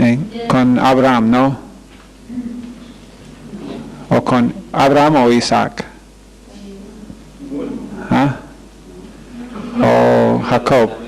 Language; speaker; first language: Spanish; non-native, fluent; English